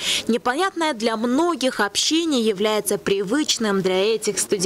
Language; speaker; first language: Russian; non-native, local second language; Yakut